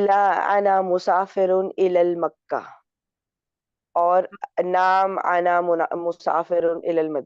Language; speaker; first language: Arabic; non-native, learner; Urdu